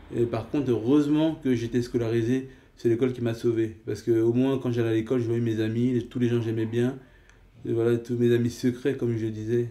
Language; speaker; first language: French; early bilingual, other home language; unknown